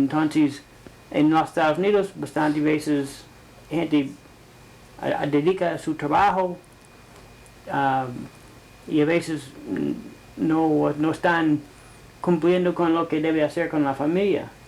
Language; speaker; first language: Spanish; non-native, fluent; English